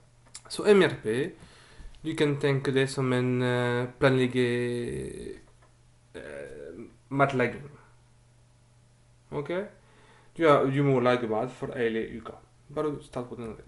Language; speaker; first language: Norwegian; non-native, fluent; French